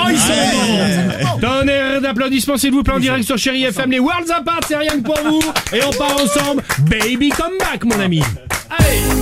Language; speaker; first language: French; native; French